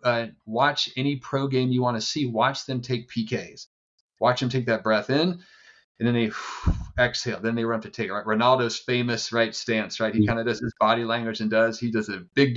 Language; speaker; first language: English; native; English